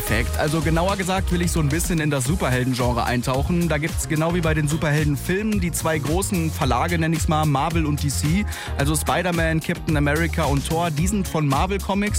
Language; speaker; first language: German; native; German